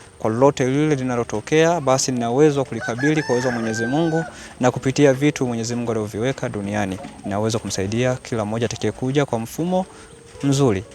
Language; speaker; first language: Swahili; native; Swahili